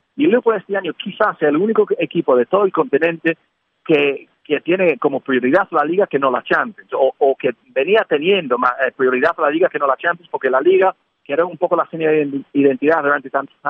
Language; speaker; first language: Spanish; non-native, fluent; English